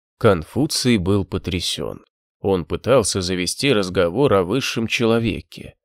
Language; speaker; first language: Russian; native; Russian